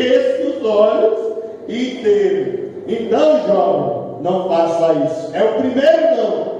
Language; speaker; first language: Portuguese; native; Portuguese